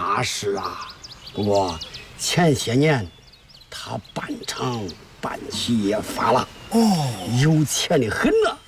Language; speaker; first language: Chinese; native; Chinese